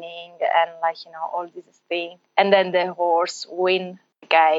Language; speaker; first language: English; non-native, fluent; Italian